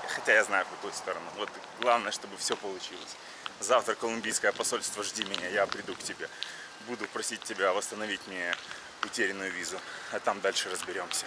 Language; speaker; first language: Russian; native; Russian